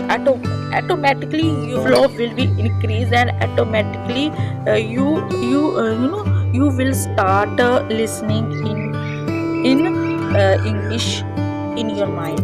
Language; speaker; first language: English; non-native, learner; Hindi